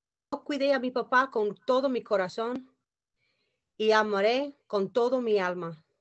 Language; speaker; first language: Spanish; non-native, learner; English